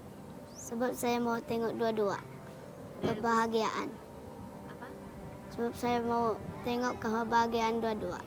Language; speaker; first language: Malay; early bilingual, other home language; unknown